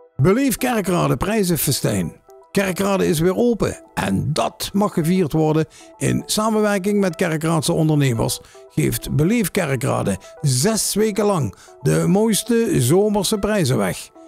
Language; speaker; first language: Dutch; native; Dutch